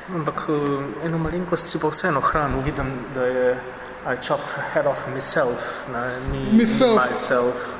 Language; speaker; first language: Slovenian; native; Slovenian